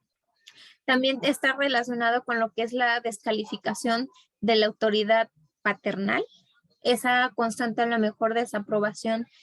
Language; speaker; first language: Spanish; native; Spanish